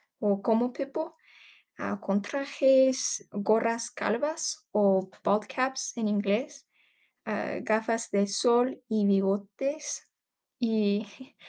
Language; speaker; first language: Spanish; non-native, learner; English